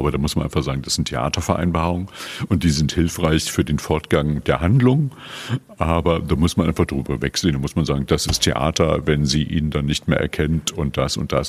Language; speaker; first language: German; native; German